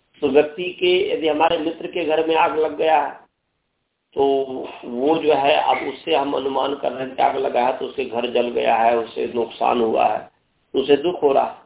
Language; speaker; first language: Hindi; native; Hindi